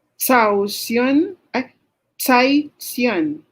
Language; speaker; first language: Chinese; non-native, learner; Filipino